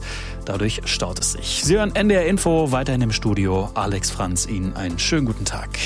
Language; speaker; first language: German; native; German